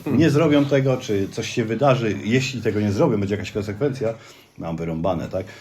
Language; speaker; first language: Polish; native; Polish